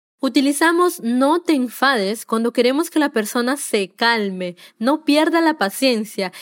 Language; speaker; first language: Spanish; native; Spanish